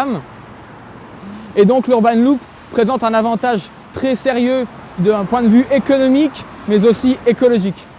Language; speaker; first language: French; native; French